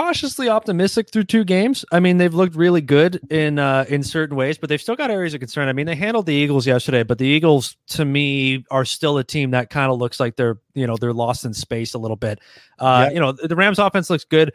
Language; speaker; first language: English; native; English